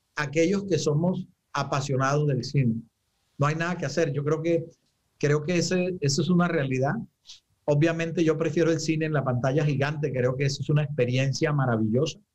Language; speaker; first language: Spanish; native; Spanish